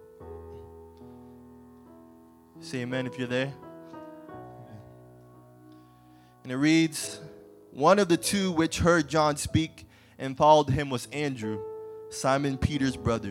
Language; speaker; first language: English; native; English